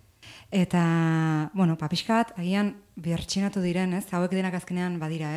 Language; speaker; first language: Basque; native; Basque